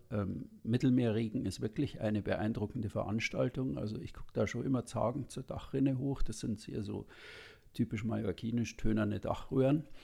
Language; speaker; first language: German; native; German